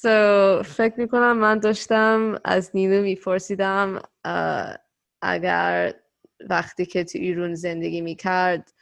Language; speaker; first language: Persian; early bilingual, heritage; Persian